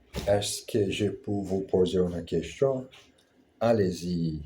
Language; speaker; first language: French; non-native, learner; German